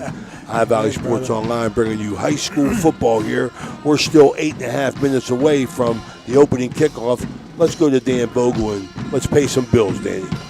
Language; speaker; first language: English; native; English